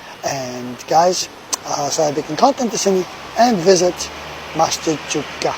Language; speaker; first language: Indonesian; non-native, learner; English